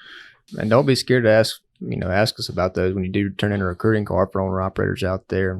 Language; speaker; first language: English; native; English